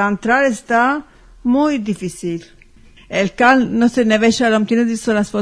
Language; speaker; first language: Spanish; early bilingual, heritage; Ladino